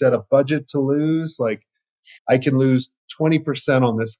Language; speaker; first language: English; native; English